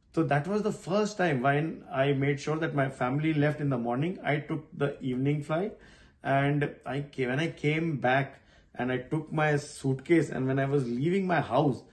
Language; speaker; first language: English; non-native, local second language; Hindi